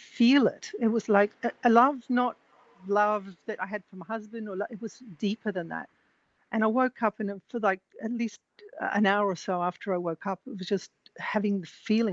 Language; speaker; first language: English; native; English